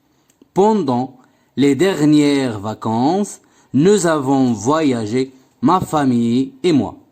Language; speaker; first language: French; non-native, local second language; Arabic